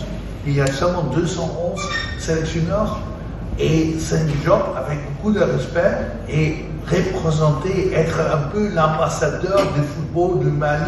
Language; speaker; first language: French; non-native, fluent; Dutch